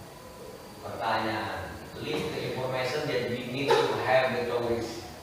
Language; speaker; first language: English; non-native, learner; Indonesian